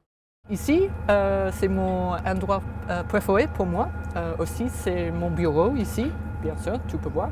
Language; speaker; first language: French; non-native, learner; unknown